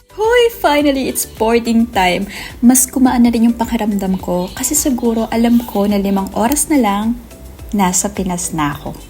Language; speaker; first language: Filipino; native; Filipino